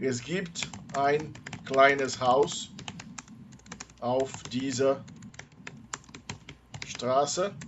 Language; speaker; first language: German; non-native, fluent; Portuguese